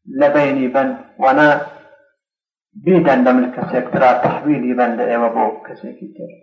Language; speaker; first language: Central Kurdish; non-native, local second language; Gurani